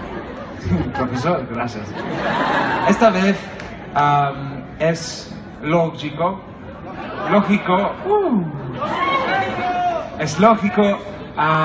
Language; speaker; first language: Spanish; non-native, learner; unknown